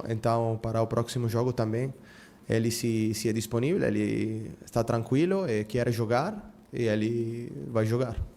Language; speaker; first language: Portuguese; non-native, fluent; Spanish